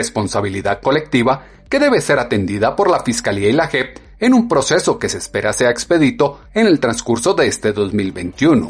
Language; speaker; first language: Spanish; native; Spanish